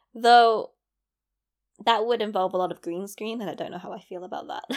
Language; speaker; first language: English; native; English